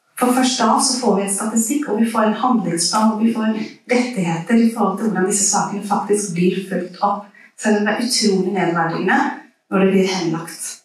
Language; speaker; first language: Norwegian; early bilingual, other home language; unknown